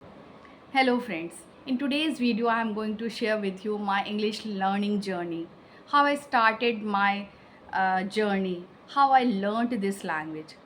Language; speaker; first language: English; non-native, local second language; Hindi